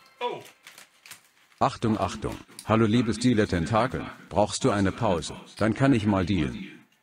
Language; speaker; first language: German; native; German